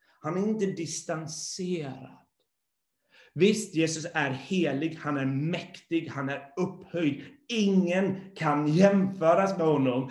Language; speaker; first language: Swedish; non-native, fluent; English